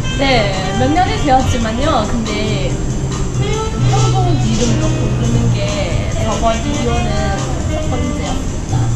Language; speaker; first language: Korean; non-native, fluent; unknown